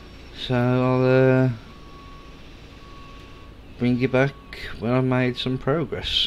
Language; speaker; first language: English; native; English